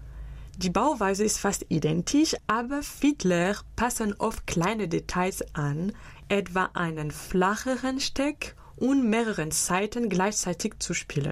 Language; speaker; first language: German; native; German